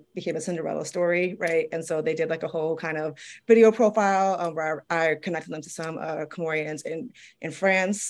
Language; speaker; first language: English; native; English